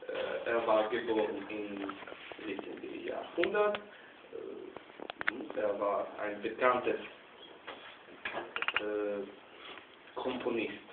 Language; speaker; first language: German; non-native, learner; Russian